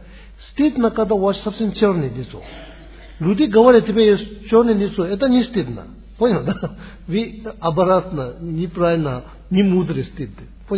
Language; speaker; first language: Russian; non-native, learner; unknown